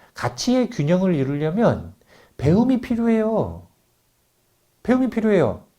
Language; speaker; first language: Korean; native; Korean